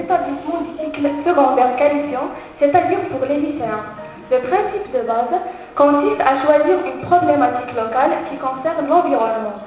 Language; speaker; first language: French; non-native, local second language; Arabic